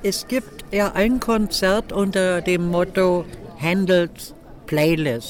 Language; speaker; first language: German; native; German